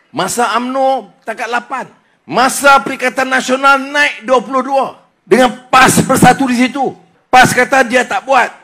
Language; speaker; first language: Malay; native; Malay